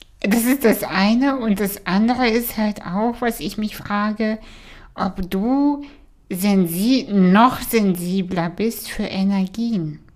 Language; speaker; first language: German; early bilingual, other home language; Russian